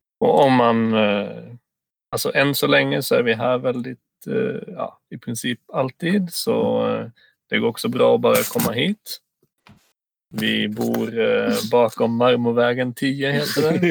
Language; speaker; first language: Swedish; native; Swedish